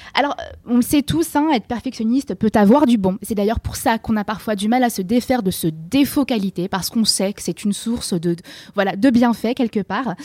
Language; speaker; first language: French; native; French